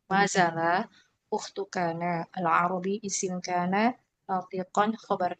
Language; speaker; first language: Arabic; non-native, learner; Indonesian